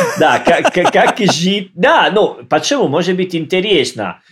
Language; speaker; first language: Russian; non-native, learner; Italian